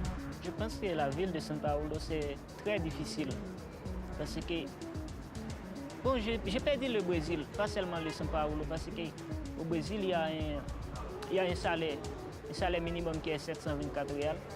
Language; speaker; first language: French; non-native, local second language; Haitian Creole